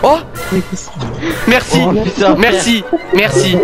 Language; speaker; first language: French; native; French